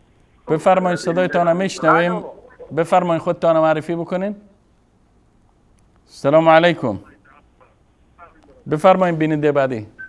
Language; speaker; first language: Persian; native; Persian